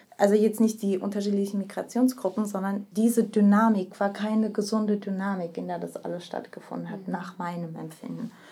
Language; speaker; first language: German; early bilingual, other home language; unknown